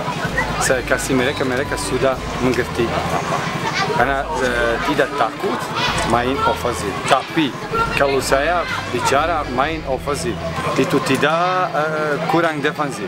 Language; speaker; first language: Indonesian; non-native, learner; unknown